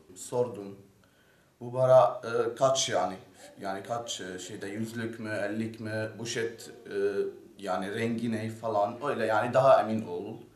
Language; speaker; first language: Turkish; non-native, learner; Arabic